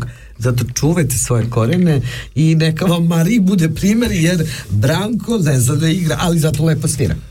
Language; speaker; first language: Serbian; native; Serbian